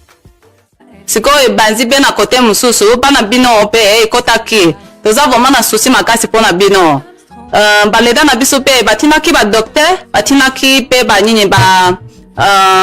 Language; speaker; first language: Lingala; non-native, fluent; Chinese